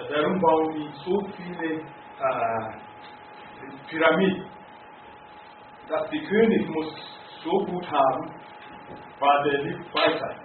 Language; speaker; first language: German; non-native, fluent; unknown